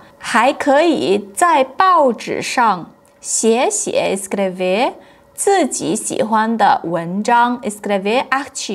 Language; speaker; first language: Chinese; non-native, fluent; Portuguese